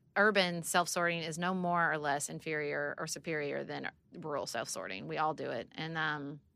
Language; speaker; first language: English; native; English